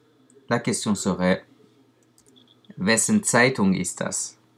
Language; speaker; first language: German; non-native, fluent; French